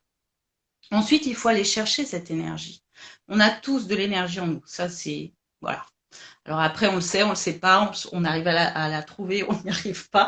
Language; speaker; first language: French; native; French